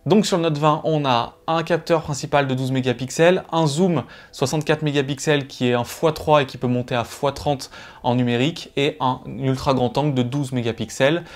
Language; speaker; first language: French; native; French